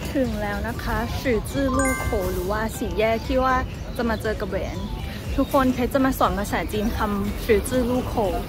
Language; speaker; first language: Thai; native; Thai